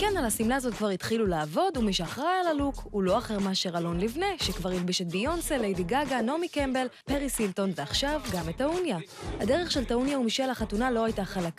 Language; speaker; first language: Hebrew; native; Hebrew